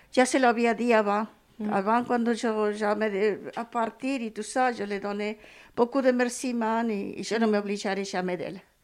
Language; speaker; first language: French; non-native, learner; Spanish